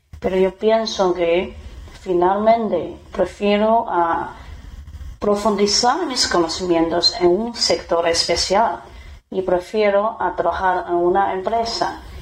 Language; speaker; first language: Spanish; non-native, fluent; Chinese